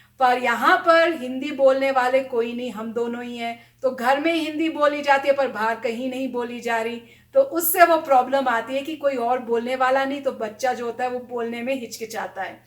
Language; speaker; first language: Hindi; native; Hindi